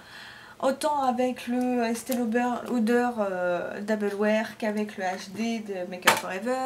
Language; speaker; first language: French; native; French